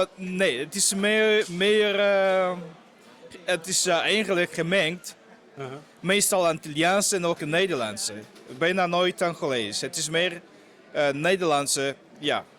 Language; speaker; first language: Dutch; non-native, fluent; Portuguese